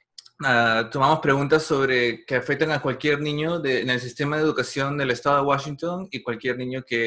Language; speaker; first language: Spanish; non-native, fluent; English